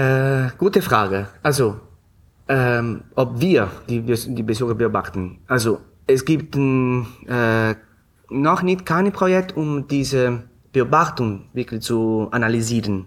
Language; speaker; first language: German; non-native, fluent; Italian